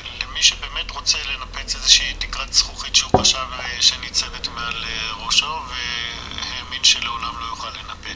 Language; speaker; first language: Hebrew; native; Hebrew